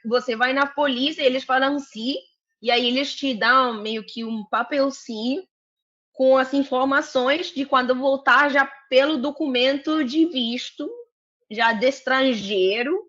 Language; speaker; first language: Portuguese; non-native, fluent; Spanish